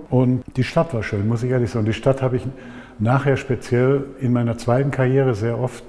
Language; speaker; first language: German; native; German